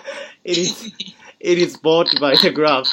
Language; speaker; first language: English; non-native, learner; Japanese